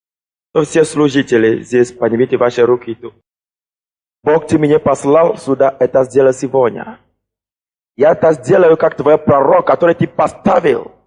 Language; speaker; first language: Russian; non-native, fluent; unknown